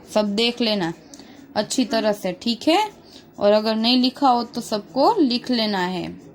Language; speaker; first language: Hindi; non-native, local second language; Gujarati